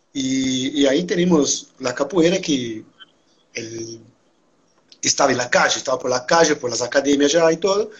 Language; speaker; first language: Spanish; non-native, fluent; Portuguese